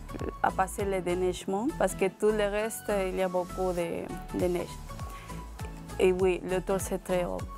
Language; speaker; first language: French; non-native, learner; Spanish